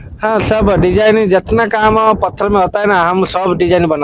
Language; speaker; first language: Hindi; non-native, local second language; Odia